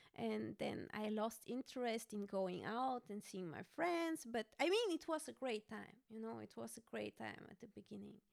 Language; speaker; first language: English; non-native, fluent; Bulgarian